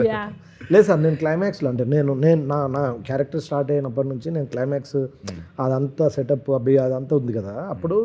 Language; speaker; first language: Telugu; native; Telugu